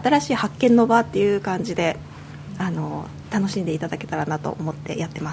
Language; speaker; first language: Japanese; native; Japanese